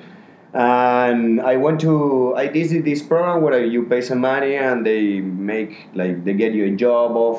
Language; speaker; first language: English; non-native, fluent; Spanish